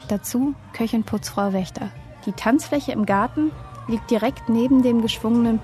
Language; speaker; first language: German; native; German